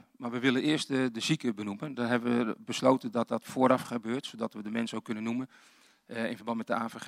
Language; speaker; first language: Dutch; native; Dutch